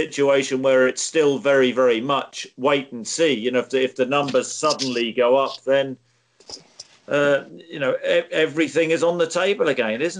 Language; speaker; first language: English; native; English